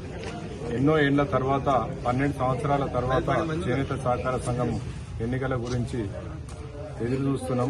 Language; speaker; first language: Telugu; native; Telugu